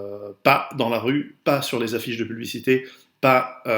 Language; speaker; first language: French; native; French